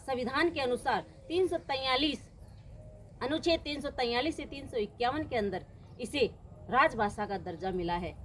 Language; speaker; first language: Hindi; native; Hindi